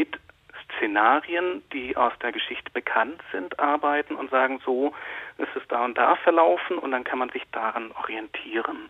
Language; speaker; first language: German; native; German